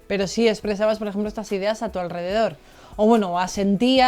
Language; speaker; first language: Spanish; native; Spanish